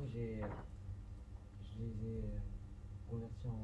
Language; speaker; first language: French; native; French